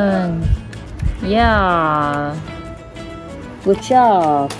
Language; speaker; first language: English; non-native, learner; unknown